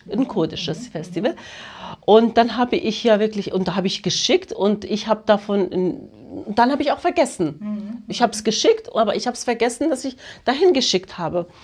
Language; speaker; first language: German; early bilingual, other home language; Kurdish